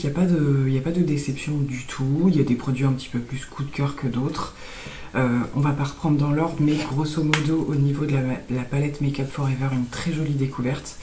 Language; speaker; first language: French; native; French